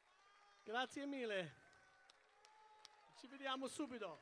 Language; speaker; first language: Italian; early bilingual, heritage; English